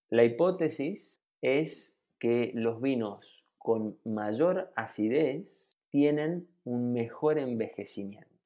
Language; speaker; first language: Spanish; native; Spanish